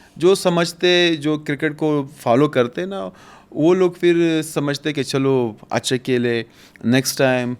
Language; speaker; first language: Urdu; non-native, fluent; Pashto